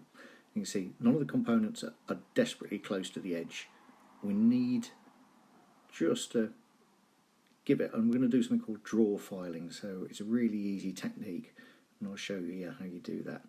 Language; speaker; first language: English; native; English